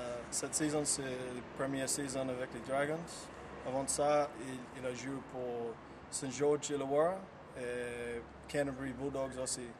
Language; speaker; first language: French; non-native, learner; English